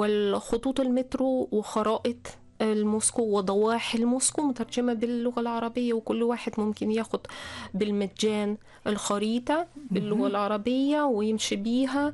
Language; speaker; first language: Arabic; non-native, fluent; Russian